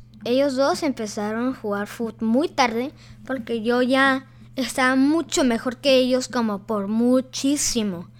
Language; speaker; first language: Spanish; early bilingual, heritage; Spanish